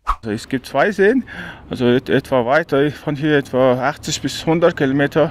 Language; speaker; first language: German; non-native, learner; Mongolian